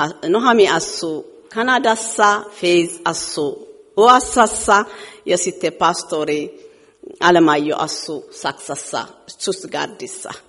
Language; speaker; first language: Finnish; non-native, fluent; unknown